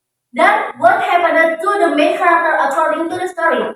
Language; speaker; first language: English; non-native, learner; Indonesian